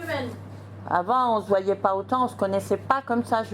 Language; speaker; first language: French; native; French